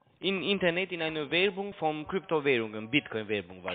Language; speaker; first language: German; non-native, learner; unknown